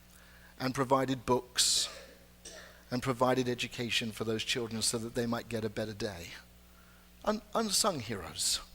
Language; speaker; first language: English; native; English